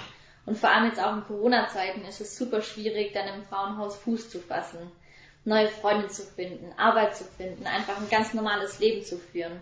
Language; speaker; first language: German; native; German